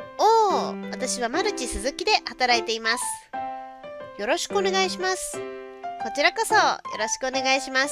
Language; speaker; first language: Japanese; non-native, fluent; Hindi